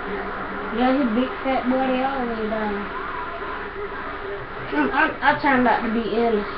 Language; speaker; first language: English; native; English